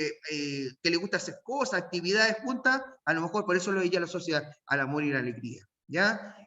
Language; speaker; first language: Spanish; native; Spanish